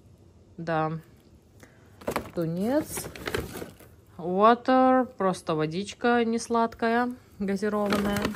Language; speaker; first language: Russian; native; Russian